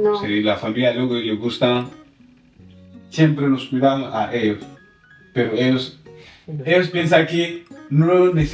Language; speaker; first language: Spanish; non-native, learner; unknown